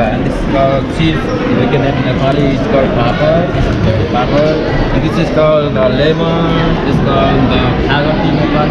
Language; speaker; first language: English; non-native, learner; Nepali